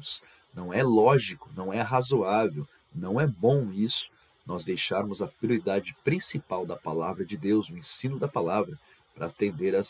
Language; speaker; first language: Portuguese; native; Portuguese